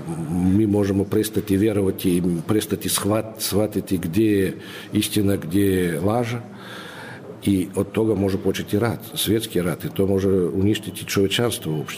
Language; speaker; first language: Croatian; non-native, fluent; Russian